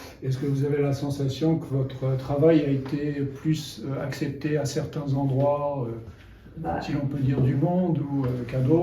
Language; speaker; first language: French; native; French